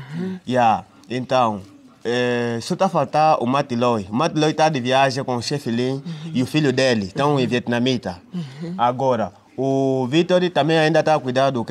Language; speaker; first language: Portuguese; non-native, fluent; Vietnamese